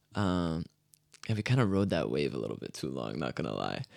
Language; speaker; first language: English; native; English